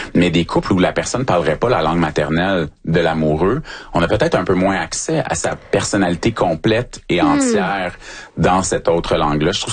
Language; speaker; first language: French; native; French